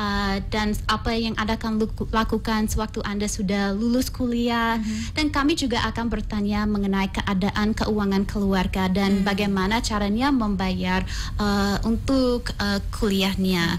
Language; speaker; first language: Indonesian; non-native, fluent; English